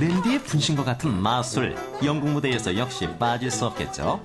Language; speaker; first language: Korean; native; Korean